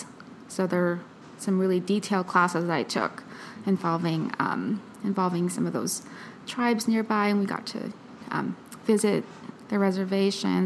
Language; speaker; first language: English; early bilingual, other home language; Filipino